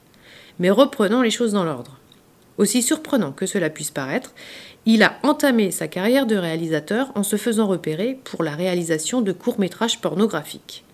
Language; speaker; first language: French; native; French